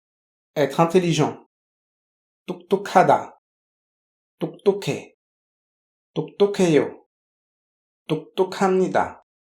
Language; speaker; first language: Korean; non-native, fluent; French